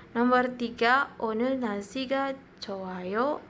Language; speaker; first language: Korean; non-native, learner; Indonesian